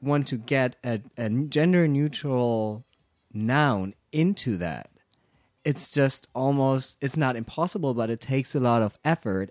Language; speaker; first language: English; non-native, fluent; German